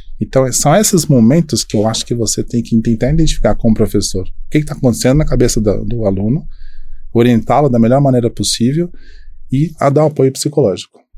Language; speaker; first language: Portuguese; native; Portuguese